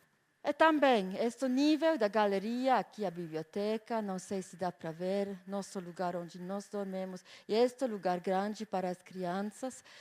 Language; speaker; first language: Portuguese; non-native, fluent; German